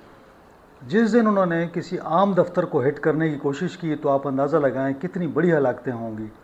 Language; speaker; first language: Urdu; native; Urdu